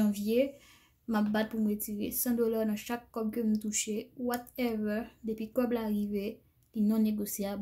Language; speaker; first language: French; non-native, learner; Haitian Creole